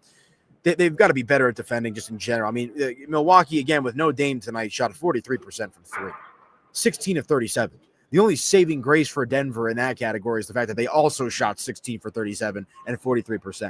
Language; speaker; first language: English; native; English